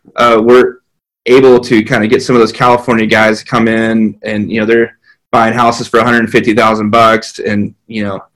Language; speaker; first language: English; native; English